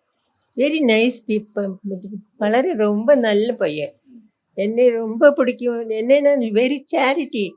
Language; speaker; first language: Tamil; non-native, learner; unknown